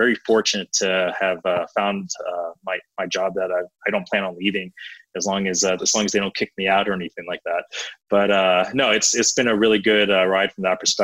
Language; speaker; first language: English; native; English